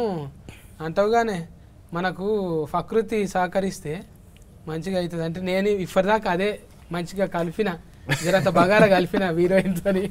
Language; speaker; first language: Telugu; native; Telugu